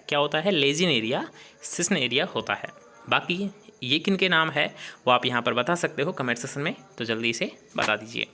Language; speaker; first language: Hindi; native; Hindi